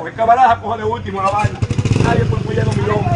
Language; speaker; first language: Spanish; native; Spanish